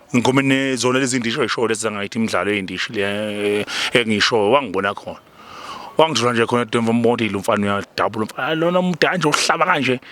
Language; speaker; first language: Zulu; native; Zulu